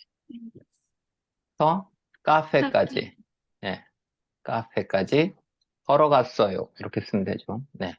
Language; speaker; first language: Korean; native; Korean